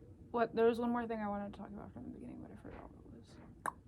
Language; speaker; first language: English; native; English